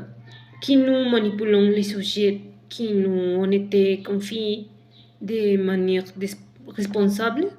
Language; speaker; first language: French; non-native, learner; Spanish